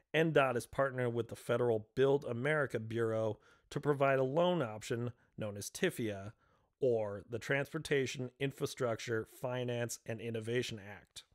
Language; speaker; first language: English; native; English